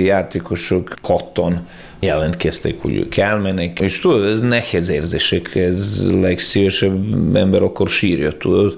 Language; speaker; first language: Hungarian; non-native, learner; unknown